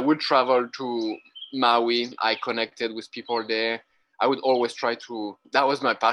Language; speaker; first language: English; non-native, fluent; French